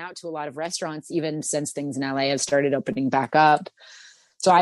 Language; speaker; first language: English; native; English